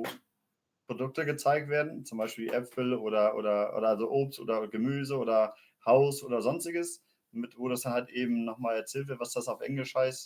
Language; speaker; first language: German; native; German